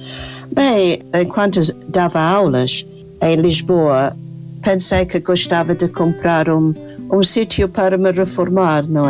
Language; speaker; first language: Portuguese; non-native, fluent; English